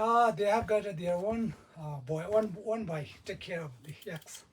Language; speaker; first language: English; non-native, learner; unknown